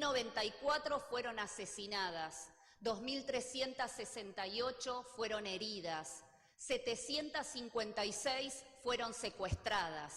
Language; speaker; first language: Spanish; native; Spanish